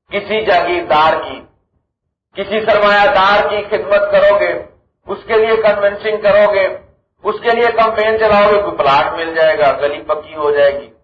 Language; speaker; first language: Urdu; non-native, local second language; Punjabi